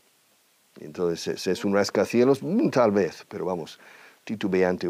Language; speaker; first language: Spanish; non-native, fluent; English